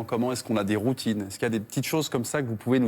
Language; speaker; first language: French; native; French